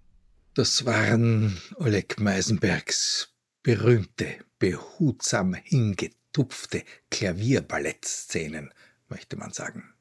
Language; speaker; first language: German; native; German